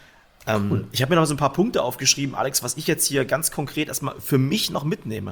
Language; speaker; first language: German; native; German